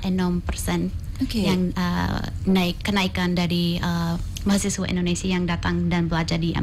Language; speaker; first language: Indonesian; non-native, fluent; English